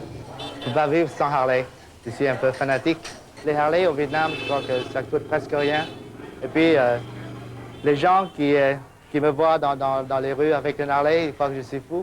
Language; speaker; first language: French; non-native, fluent; Vietnamese